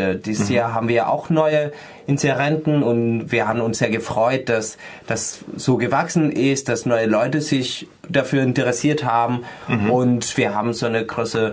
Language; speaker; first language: German; non-native, fluent; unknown